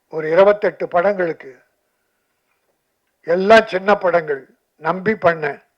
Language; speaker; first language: Tamil; native; Tamil